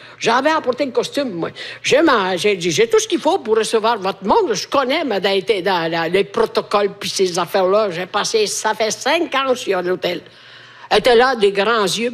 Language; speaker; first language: French; non-native, fluent; Italian